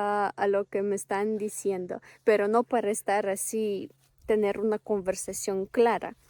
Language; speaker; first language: Spanish; non-native, fluent; Ukrainian